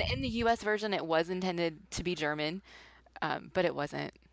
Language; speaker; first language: English; native; English